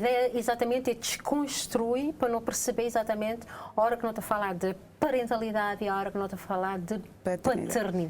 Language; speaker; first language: Portuguese; non-native, local second language; Kabuverdianu